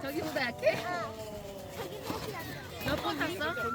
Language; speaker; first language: Korean; non-native, learner; Filipino